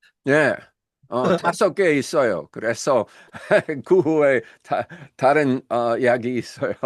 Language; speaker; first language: Korean; non-native, learner; English